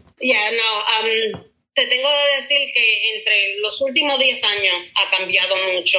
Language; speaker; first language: Spanish; early bilingual, heritage; Spanish